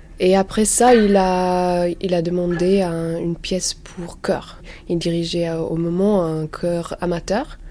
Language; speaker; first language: French; non-native, learner; English